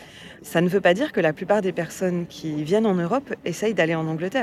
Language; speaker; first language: French; native; French